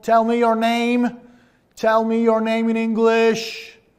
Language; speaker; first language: English; non-native, fluent; Persian